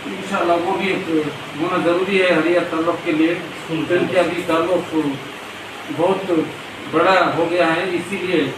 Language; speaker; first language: Urdu; native; Urdu